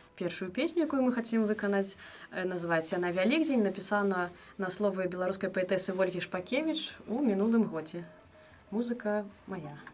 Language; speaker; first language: Belarusian; native; Belarusian